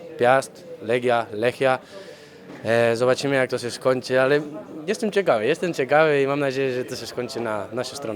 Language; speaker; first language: Polish; non-native, fluent; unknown